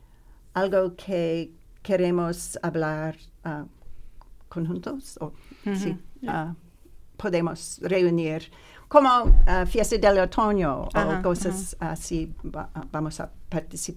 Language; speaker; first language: Spanish; non-native, learner; English